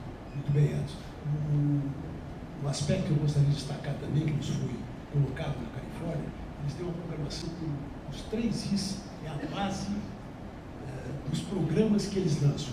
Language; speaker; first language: Portuguese; native; Portuguese